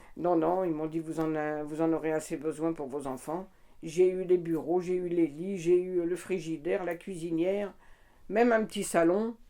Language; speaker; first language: French; native; French